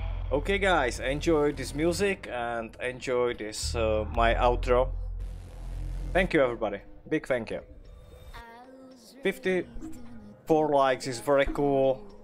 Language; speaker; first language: English; non-native, learner; Czech